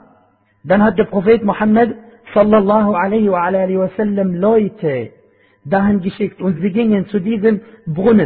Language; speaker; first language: German; non-native, fluent; Arabic